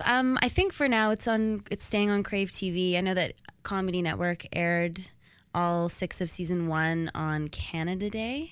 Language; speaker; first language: English; native; English